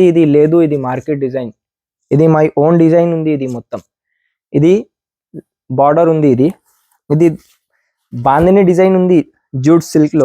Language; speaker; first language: Telugu; non-native, local second language; Urdu